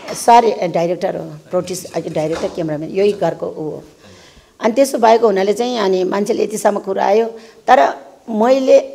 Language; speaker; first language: Nepali; non-native, local second language; Eastern Tamang